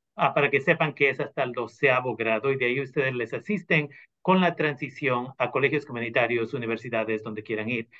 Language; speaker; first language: Spanish; native; Spanish